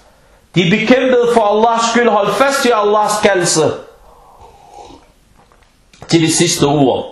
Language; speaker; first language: Danish; non-native, local second language; Arabic